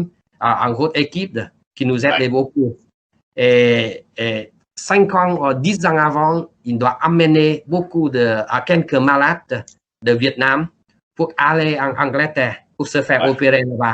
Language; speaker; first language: French; non-native, learner; Vietnamese